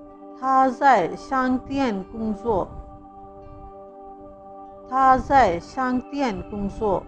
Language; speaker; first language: Chinese; non-native, fluent; Urdu